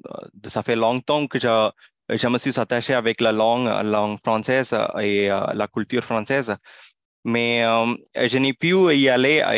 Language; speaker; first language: French; non-native, fluent; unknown